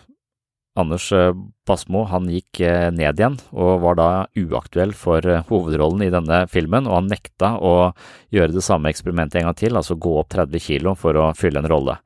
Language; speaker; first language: Norwegian; native; Norwegian